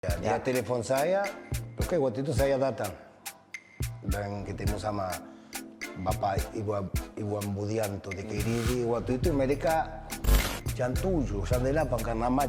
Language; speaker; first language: Indonesian; non-native, fluent; Spanish